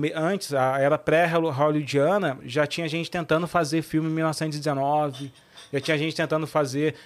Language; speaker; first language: Portuguese; native; Portuguese